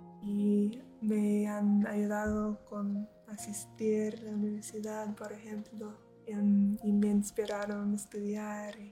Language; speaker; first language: Spanish; non-native, learner; English